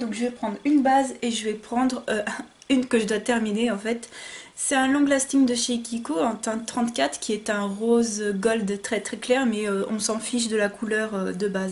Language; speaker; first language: French; native; French